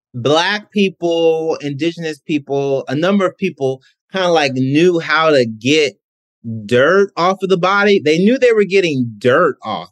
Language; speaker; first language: English; native; English